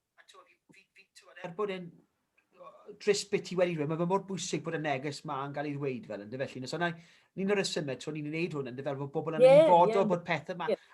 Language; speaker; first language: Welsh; native; Welsh